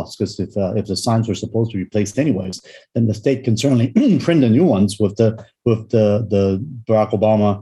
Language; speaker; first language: English; non-native, local second language; Cantonese